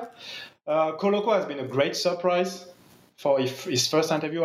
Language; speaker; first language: English; non-native, fluent; French